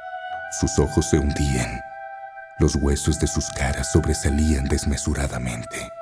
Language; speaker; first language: Spanish; native; Spanish